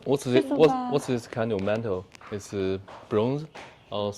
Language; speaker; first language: English; non-native, learner; Chinese